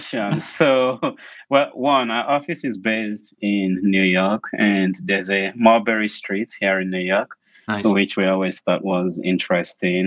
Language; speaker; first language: English; non-native, local second language; Igbo